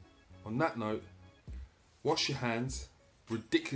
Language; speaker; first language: English; native; English